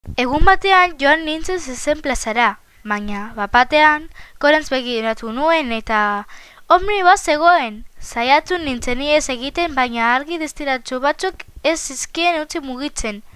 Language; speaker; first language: Basque; non-native, local second language; Spanish